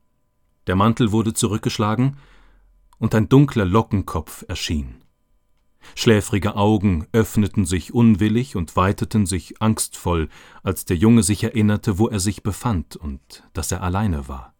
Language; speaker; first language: German; native; German